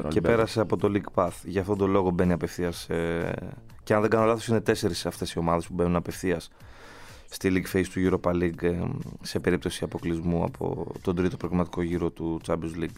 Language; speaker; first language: Greek; native; Greek